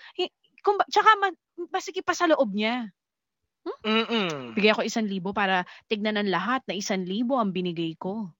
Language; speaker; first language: Filipino; native; Filipino